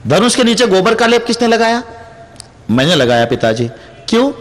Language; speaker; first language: Hindi; non-native, local second language; Marathi